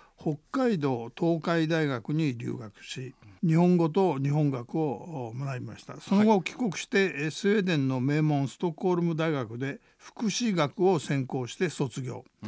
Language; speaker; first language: Japanese; native; Japanese